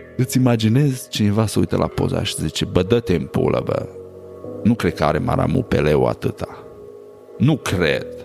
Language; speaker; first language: Romanian; native; Romanian